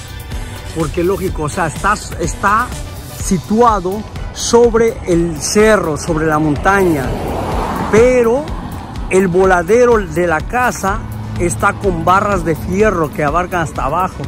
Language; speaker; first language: Spanish; native; Spanish